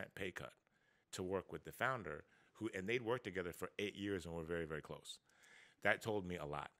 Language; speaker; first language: English; native; English